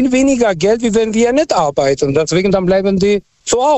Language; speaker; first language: German; non-native, fluent; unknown